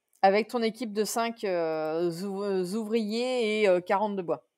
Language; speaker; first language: French; native; French